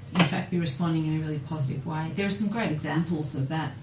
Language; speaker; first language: English; native; English